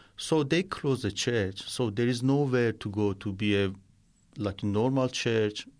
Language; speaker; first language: English; non-native, learner; Persian